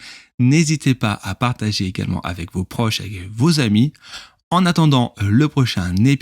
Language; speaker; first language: French; native; French